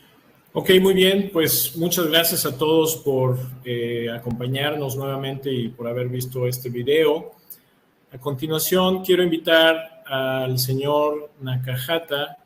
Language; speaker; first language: Spanish; native; Spanish